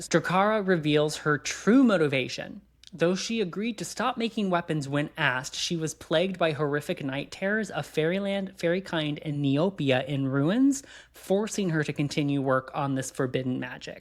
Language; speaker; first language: English; native; English